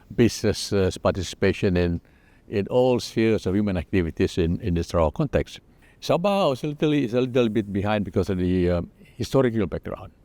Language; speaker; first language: English; non-native, local second language; Malay